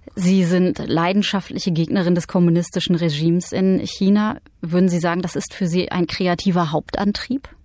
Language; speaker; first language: German; native; German